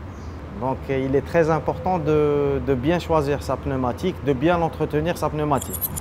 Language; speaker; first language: French; non-native, local second language; Arabic